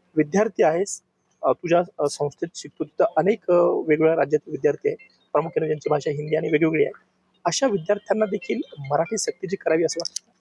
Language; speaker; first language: Marathi; native; Marathi